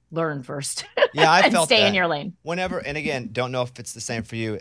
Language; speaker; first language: English; native; English